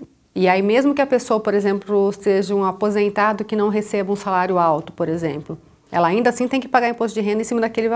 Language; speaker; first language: Portuguese; native; Portuguese